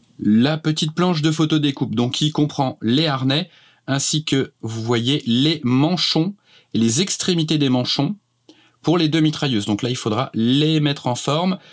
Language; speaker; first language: French; native; French